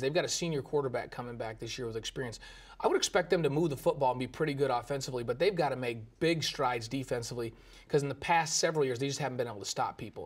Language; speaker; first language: English; native; English